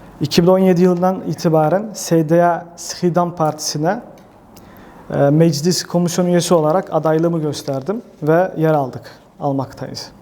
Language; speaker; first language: Turkish; early bilingual, heritage; Turkish